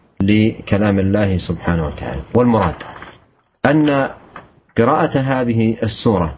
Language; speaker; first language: Arabic; native; Arabic